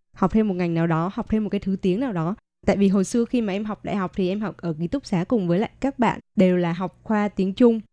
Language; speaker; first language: Vietnamese; native; Vietnamese